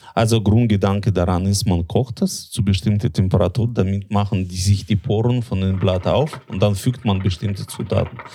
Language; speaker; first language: German; non-native, fluent; Russian